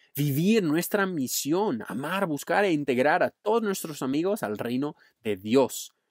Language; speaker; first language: Spanish; non-native, fluent; English